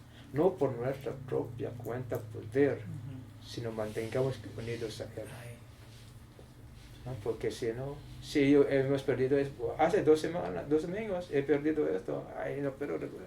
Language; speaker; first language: Spanish; non-native, learner; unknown